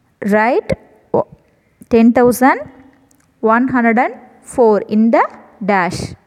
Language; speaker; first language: English; non-native, local second language; Tamil